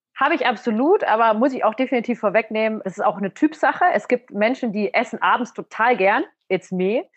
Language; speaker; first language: German; native; German